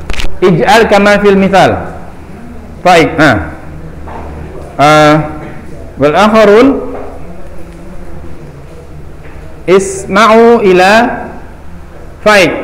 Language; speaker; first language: Arabic; non-native, fluent; Indonesian